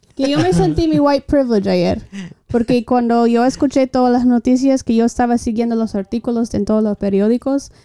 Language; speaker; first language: Spanish; non-native, fluent; English